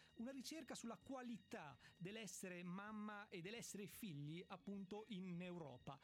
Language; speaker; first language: Italian; native; Italian